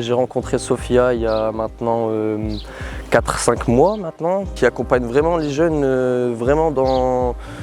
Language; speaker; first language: French; native; French